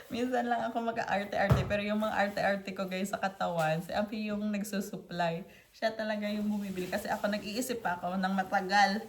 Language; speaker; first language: Filipino; non-native, local second language; Hiligaynon